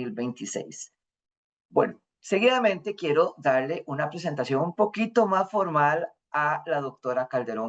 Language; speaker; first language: Spanish; native; Spanish